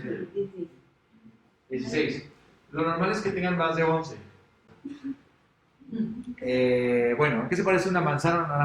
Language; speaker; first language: Spanish; native; Spanish